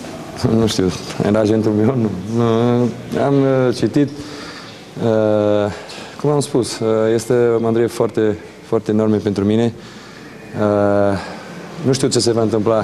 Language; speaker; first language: Romanian; non-native, fluent; Portuguese